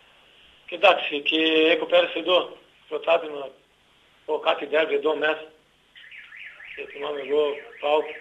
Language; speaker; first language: Greek; non-native, learner; Portuguese